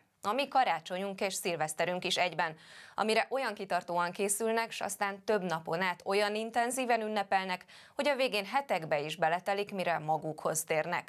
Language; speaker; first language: Hungarian; native; Hungarian